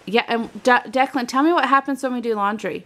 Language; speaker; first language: English; native; English